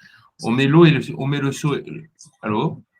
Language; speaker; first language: French; native; French